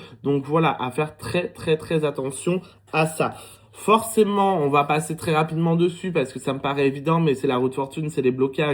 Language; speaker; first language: French; native; French